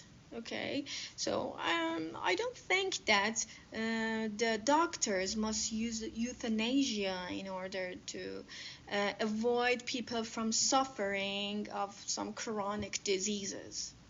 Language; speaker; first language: English; non-native, fluent; Persian